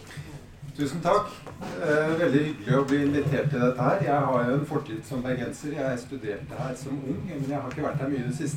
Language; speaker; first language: Norwegian; native; Norwegian